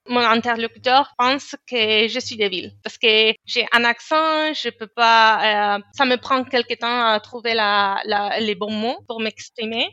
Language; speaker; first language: French; non-native, fluent; Spanish